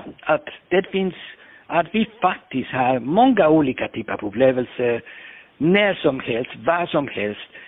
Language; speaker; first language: Swedish; non-native, fluent; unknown